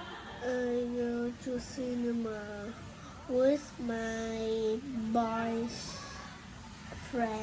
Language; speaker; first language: English; non-native, learner; Vietnamese